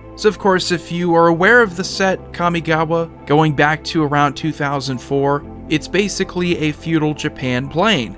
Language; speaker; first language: English; native; English